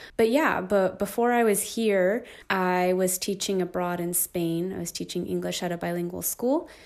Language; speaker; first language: English; native; English